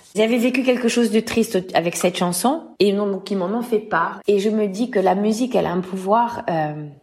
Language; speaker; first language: French; native; French